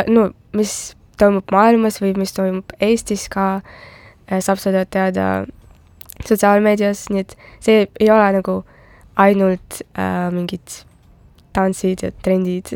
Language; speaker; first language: Estonian; non-native, local second language; Russian